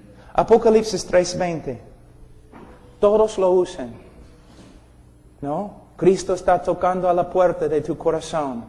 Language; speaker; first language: Spanish; non-native, fluent; English